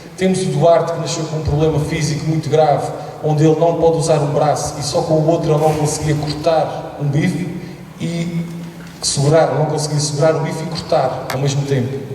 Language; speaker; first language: Portuguese; native; Portuguese